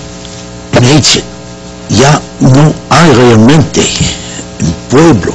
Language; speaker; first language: Spanish; non-native, fluent; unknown